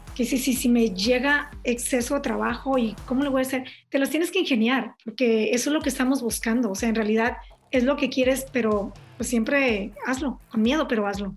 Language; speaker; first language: Spanish; native; Spanish